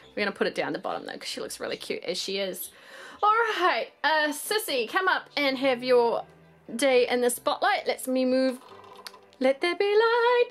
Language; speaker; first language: English; native; English